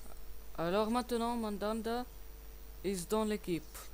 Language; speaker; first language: French; non-native, learner; English